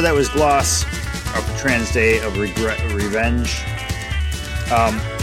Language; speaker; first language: English; native; English